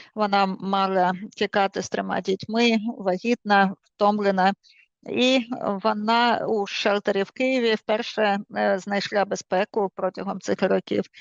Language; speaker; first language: Ukrainian; native; Ukrainian